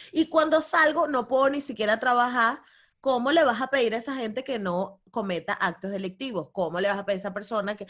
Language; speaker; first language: Spanish; native; Spanish